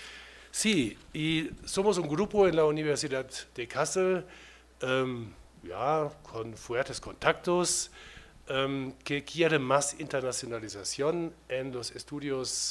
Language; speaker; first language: Spanish; non-native, fluent; German